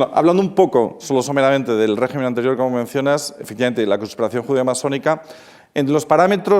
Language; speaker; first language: Spanish; native; Spanish